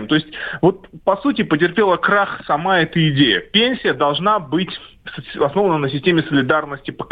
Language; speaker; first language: Russian; native; Russian